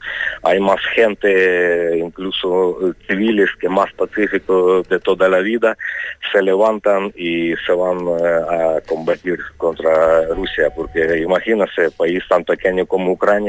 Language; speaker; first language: Spanish; non-native, fluent; Ukrainian